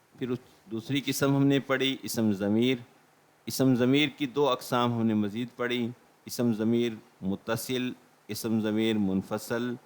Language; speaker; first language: Urdu; native; Urdu